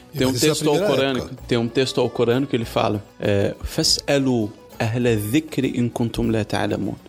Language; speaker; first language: Portuguese; non-native, fluent; Arabic